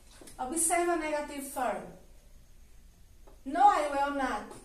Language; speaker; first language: English; non-native, learner; Portuguese